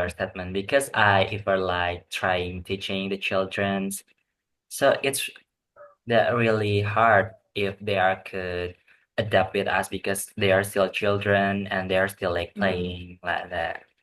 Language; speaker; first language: English; non-native, learner; Indonesian